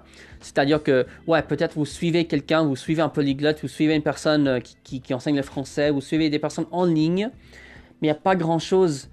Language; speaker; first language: French; non-native, fluent; English